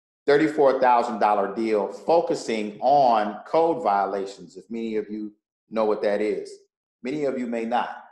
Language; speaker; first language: English; native; English